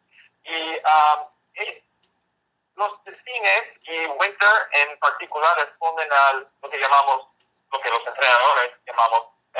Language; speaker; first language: Spanish; non-native, fluent; English